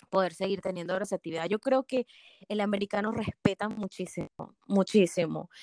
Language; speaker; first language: Spanish; native; Spanish